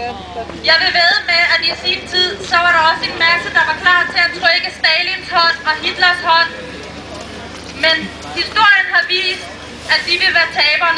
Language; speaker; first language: Danish; early bilingual, other home language; Persian